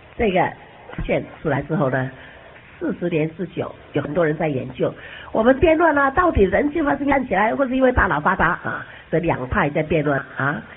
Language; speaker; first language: Chinese; native; Chinese